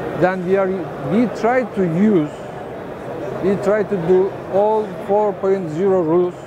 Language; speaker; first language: English; non-native, learner; Turkish